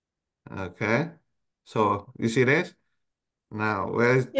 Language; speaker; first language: English; non-native, local second language; Indonesian